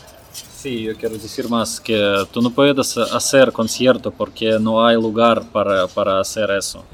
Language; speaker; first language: Spanish; non-native, learner; Russian